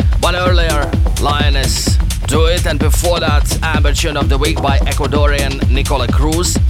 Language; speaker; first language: English; non-native, fluent; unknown